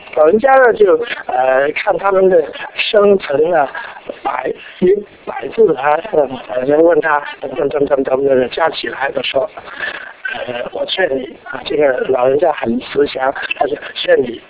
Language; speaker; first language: Chinese; non-native, local second language; Cantonese